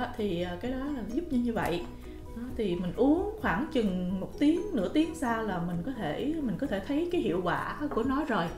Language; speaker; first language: Vietnamese; early bilingual, heritage; Vietnamese